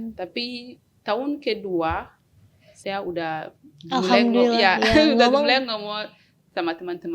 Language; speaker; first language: Indonesian; non-native, learner; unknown